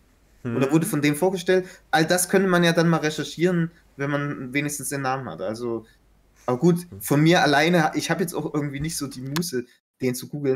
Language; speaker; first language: German; native; German